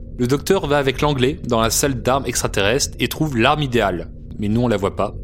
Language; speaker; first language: French; native; French